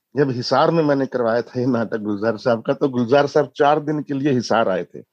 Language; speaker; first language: Hindi; native; Hindi